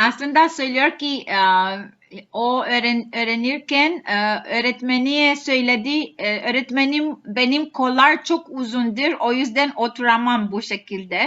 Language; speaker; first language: Turkish; non-native, learner; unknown